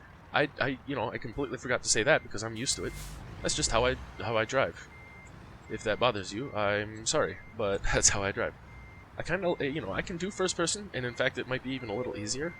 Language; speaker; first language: English; native; English